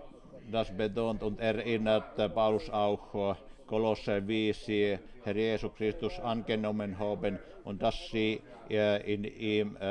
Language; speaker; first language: German; non-native, fluent; Finnish